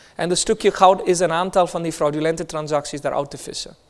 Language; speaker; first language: Dutch; non-native, fluent; Hindi